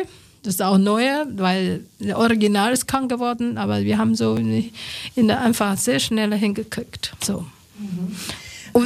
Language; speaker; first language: German; non-native, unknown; Chinese